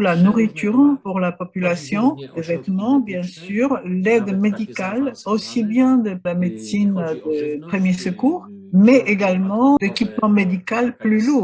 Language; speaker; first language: French; non-native, fluent; Polish